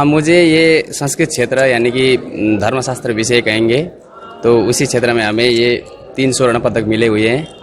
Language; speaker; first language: Hindi; native; Hindi